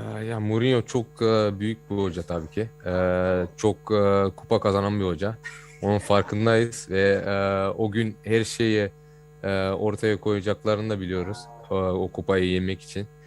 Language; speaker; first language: Turkish; early bilingual, heritage; Turkish